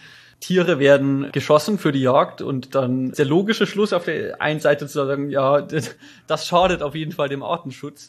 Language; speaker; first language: German; native; German